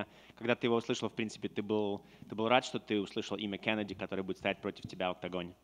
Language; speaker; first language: Russian; native; Russian